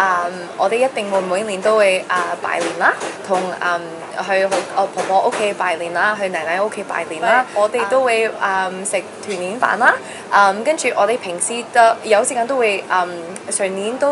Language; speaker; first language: Cantonese; early bilingual, heritage; Cantonese